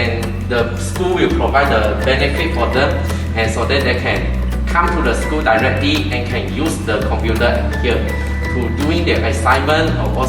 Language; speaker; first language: English; non-native, local second language; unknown